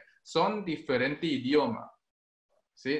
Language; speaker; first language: Spanish; non-native, fluent; Korean